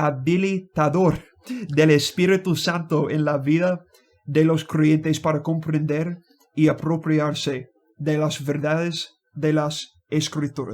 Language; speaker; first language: Spanish; non-native, learner; English